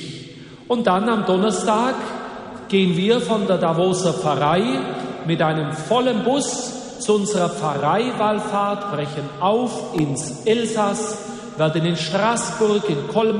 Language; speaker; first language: German; native; German